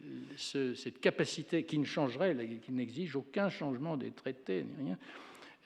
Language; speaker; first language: French; native; French